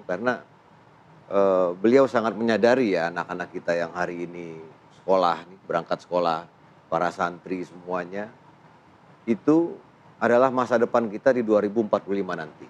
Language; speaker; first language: Indonesian; native; Indonesian